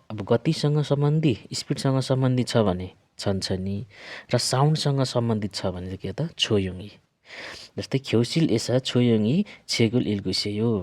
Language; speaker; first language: Nepali; native; Nepali